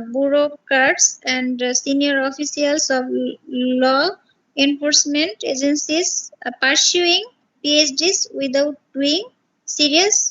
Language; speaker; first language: English; non-native, local second language; Bangla